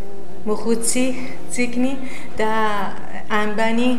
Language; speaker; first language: Georgian; non-native, learner; Persian